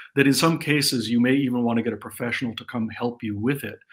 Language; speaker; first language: English; native; English